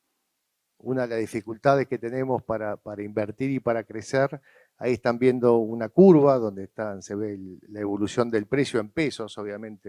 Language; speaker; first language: Spanish; native; Spanish